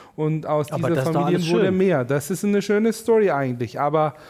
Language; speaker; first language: German; non-native, fluent; Turkish